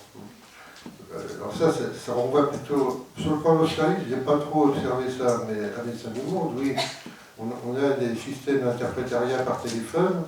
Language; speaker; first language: French; native; French